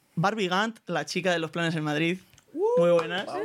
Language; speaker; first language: Spanish; native; Spanish